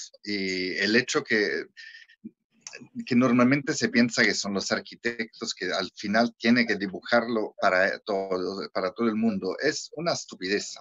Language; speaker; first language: Spanish; non-native, fluent; Italian